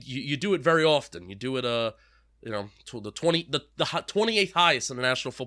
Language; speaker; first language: English; native; English